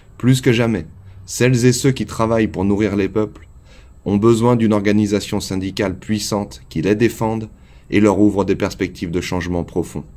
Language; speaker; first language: French; native; French